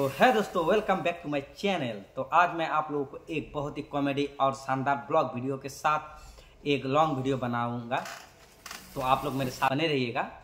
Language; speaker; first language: Hindi; non-native, local second language; Bangla